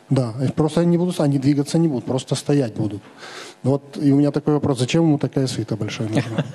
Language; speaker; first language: Russian; native; Russian